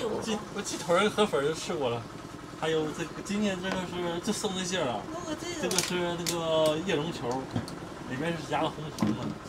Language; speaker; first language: Chinese; native; Chinese